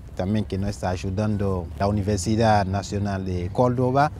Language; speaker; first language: Spanish; non-native, fluent; Haitian Creole